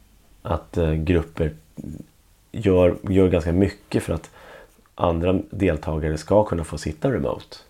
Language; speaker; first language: Swedish; native; Swedish